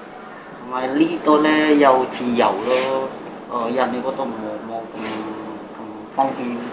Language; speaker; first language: Cantonese; non-native, fluent; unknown